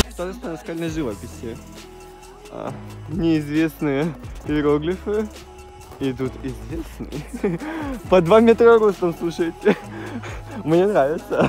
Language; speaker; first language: Russian; native; Russian